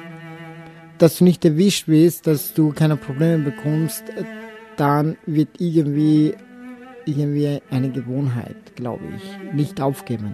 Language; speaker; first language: German; non-native, local second language; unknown